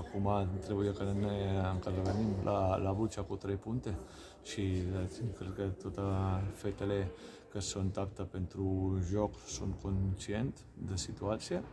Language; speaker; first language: Romanian; non-native, learner; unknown